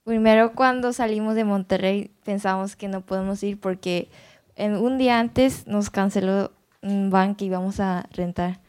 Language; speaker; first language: Spanish; non-native, learner; Japanese